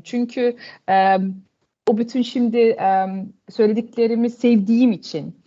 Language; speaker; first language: Turkish; early bilingual, heritage; Turkish